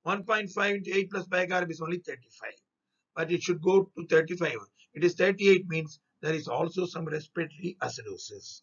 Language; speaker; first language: English; non-native, local second language; Tamil